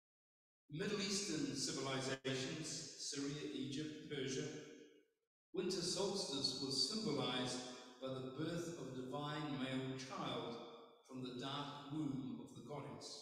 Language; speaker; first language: English; native; English